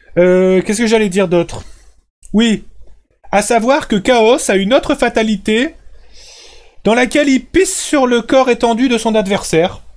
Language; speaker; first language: French; native; French